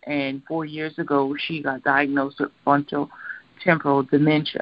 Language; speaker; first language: English; native; English